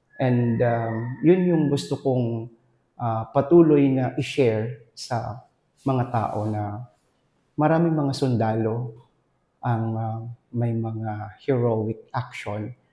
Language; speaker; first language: Filipino; non-native, local second language; Bikol